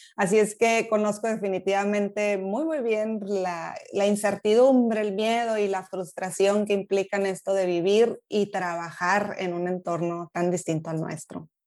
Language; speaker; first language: Spanish; native; Spanish